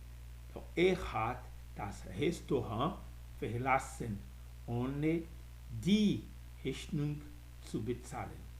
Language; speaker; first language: German; non-native, fluent; Portuguese